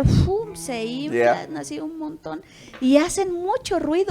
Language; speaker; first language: Spanish; native; Spanish